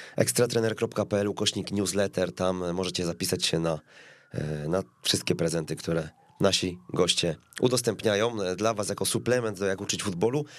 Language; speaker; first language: Polish; native; Polish